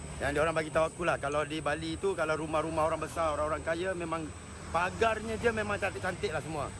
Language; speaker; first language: Malay; native; Malay